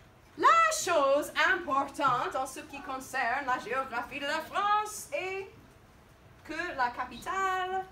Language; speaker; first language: French; non-native, fluent; English